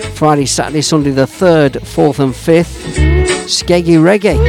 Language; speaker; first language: English; native; English